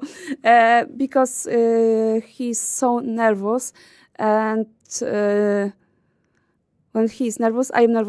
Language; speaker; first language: English; non-native, learner; Polish